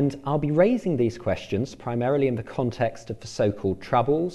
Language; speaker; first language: English; native; English